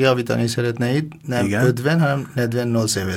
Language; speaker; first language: Hungarian; non-native, fluent; Bangla